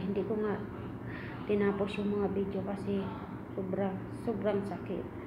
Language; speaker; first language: Filipino; non-native, local second language; Cebuano